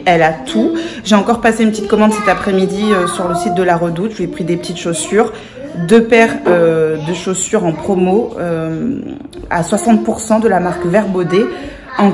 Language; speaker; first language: French; native; French